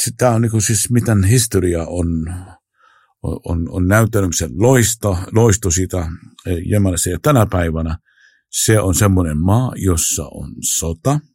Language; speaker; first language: Finnish; non-native, fluent; Arabic